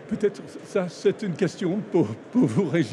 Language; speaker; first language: French; non-native, learner; English